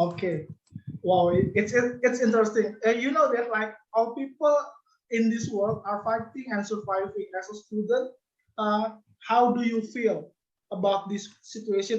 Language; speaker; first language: English; non-native, learner; Indonesian